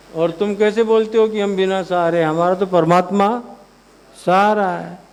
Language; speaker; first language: Hindi; non-native, local second language; Gujarati